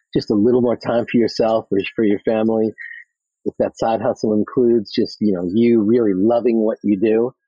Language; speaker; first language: English; native; English